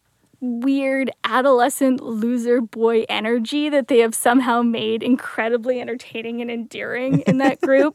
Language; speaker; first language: English; native; English